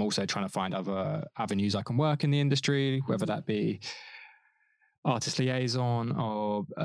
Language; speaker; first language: English; native; English